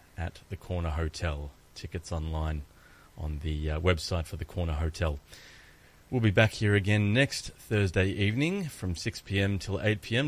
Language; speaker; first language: English; early bilingual, other home language; Greek